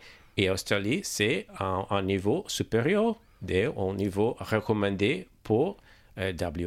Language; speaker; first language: French; non-native, learner; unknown